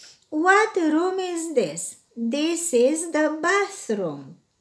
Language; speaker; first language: English; non-native, fluent; Romanian